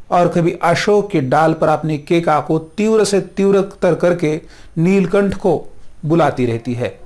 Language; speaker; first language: Hindi; non-native, local second language; Marathi